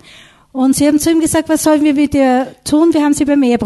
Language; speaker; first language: German; native; German